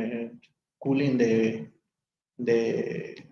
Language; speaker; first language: English; non-native, learner; Spanish